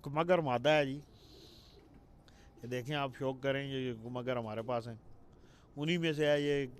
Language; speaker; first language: Urdu; non-native, local second language; Punjabi